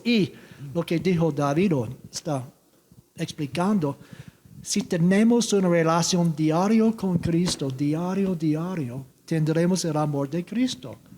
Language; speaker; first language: Spanish; non-native, learner; English